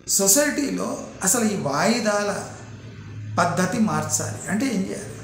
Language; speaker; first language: Telugu; non-native, local second language; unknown